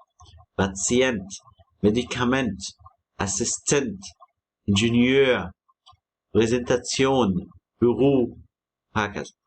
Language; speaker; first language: German; non-native, fluent; Arabic